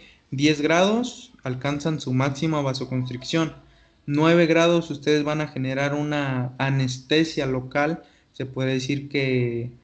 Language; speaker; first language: Spanish; native; Spanish